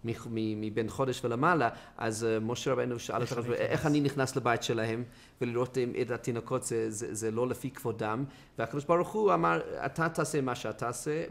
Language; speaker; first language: Hebrew; non-native, fluent; English